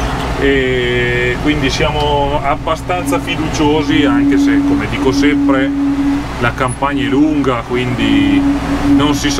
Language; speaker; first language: Italian; native; Italian